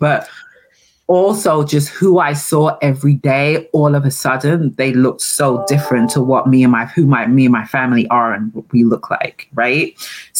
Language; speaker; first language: English; native; English